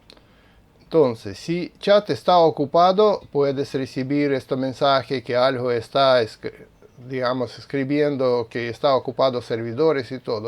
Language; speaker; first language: Spanish; non-native, fluent; Russian